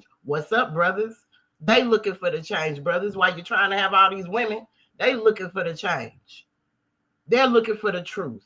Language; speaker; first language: English; native; English